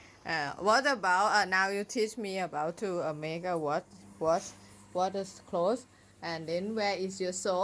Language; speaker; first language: English; non-native, learner; Thai